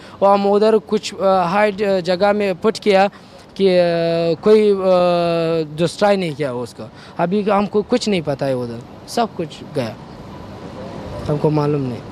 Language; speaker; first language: Hindi; non-native, learner; Pashto